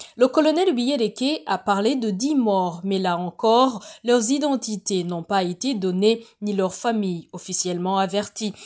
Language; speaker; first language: French; non-native, local second language; Rundi